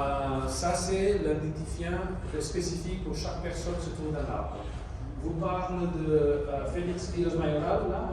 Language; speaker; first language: French; non-native, fluent; Italian